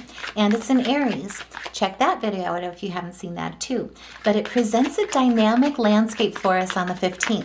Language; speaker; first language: English; native; English